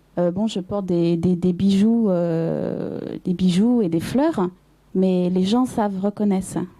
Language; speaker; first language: French; native; French